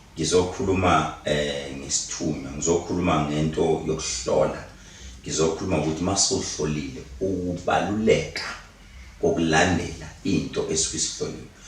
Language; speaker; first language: Zulu; native; Zulu